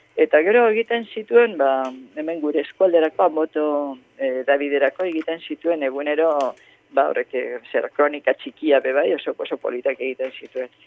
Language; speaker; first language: Basque; native; Basque